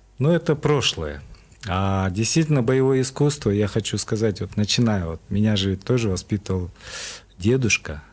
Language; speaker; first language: Russian; non-native, local second language; Kyrgyz